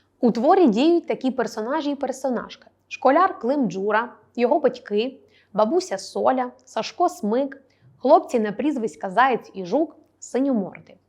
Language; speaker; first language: Ukrainian; native; Ukrainian